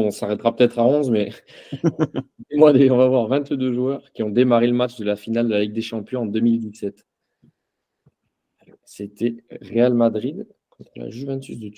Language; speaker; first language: French; native; French